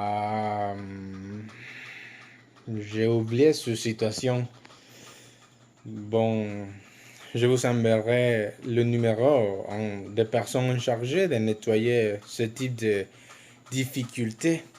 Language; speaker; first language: French; non-native, learner; Spanish